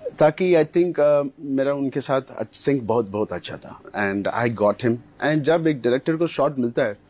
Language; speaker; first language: Hindi; non-native, local second language; Telugu